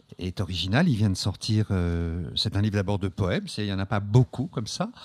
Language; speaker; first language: French; native; French